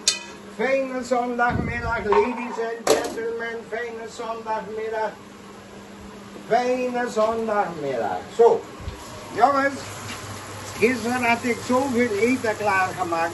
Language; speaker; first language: Dutch; non-native, local second language; Caribbean Hindustani